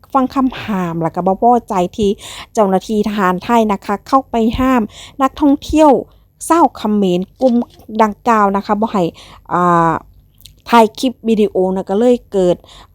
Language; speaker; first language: Thai; non-native, local second language; Northeastern Thai